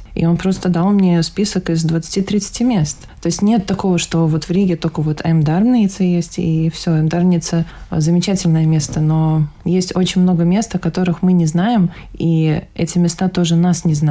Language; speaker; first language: Russian; native; Russian